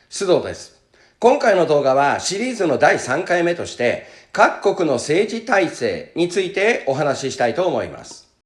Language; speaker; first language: Japanese; native; Japanese